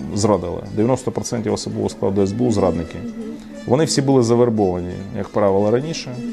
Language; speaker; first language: Ukrainian; native; Ukrainian